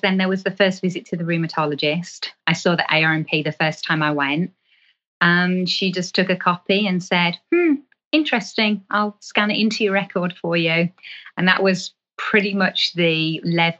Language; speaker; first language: English; native; English